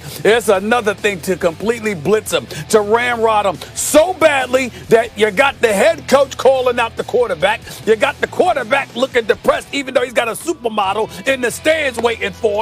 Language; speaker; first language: English; native; English